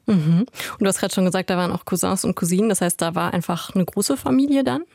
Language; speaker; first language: German; native; German